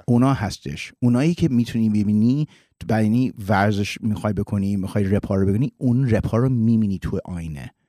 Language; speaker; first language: Persian; early bilingual, heritage; Persian